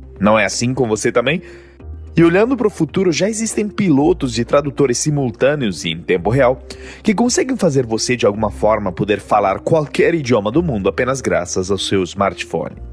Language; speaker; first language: Portuguese; non-native, fluent; Italian